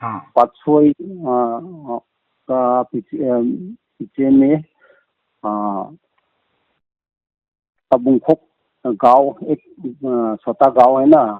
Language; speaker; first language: Hindi; non-native, local second language; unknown